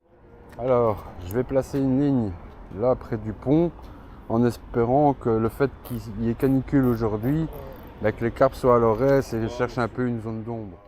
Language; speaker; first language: French; native; French